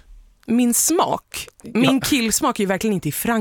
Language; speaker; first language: Swedish; native; Swedish